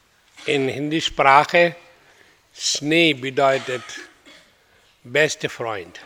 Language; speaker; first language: German; non-native, fluent; Hindi